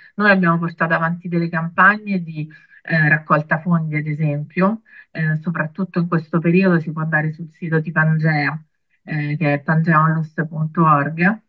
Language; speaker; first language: Italian; native; Italian